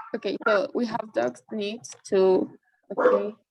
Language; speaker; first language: English; non-native, fluent; Spanish